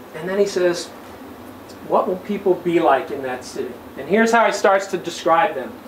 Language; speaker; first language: English; native; English